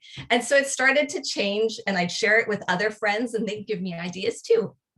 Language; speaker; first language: English; native; English